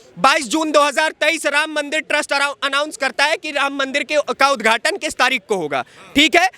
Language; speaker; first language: Hindi; native; Hindi